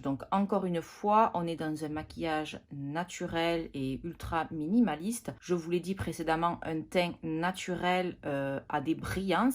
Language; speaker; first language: French; native; French